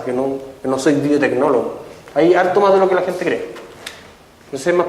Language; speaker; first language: Spanish; native; Spanish